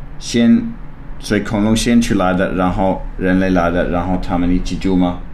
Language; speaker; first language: Chinese; non-native, learner; English